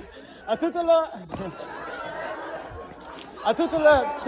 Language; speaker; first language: French; non-native, learner; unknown